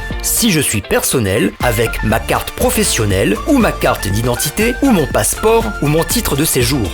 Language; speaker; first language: French; native; French